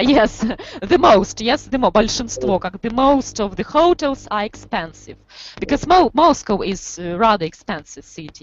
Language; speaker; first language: English; non-native, fluent; Russian